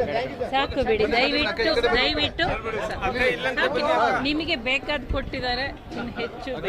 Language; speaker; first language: Kannada; native; Kannada